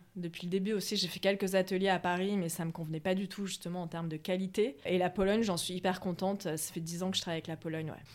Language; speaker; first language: French; native; French